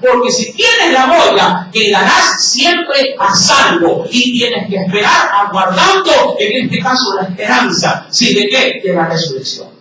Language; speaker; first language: Spanish; native; Spanish